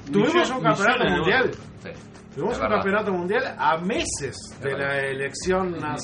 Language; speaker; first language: Spanish; native; Spanish